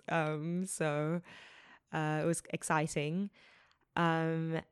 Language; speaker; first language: English; native; English